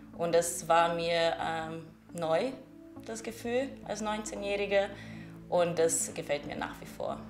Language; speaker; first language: German; non-native, fluent; Portuguese